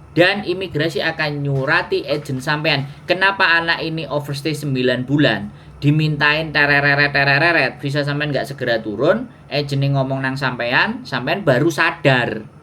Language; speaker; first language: Indonesian; non-native, local second language; Javanese